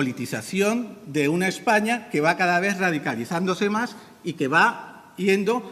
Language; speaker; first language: Spanish; native; Spanish